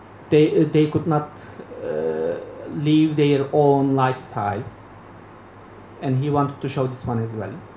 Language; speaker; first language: English; non-native, fluent; Turkish